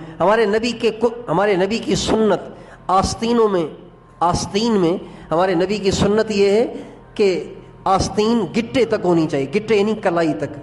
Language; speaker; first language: Urdu; non-native, local second language; Sindhi